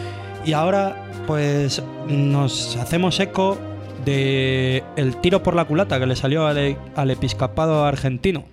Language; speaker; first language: Spanish; native; Spanish